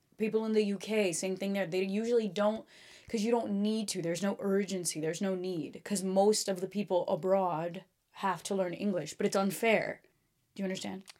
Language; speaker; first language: English; early bilingual, other home language; Portuguese